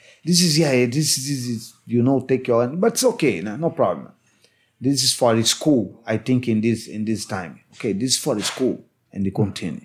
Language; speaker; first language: English; non-native, learner; Portuguese